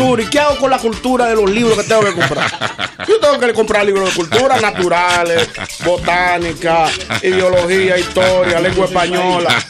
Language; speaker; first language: Spanish; native; Spanish